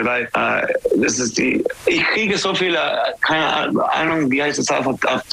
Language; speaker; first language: German; non-native, fluent; English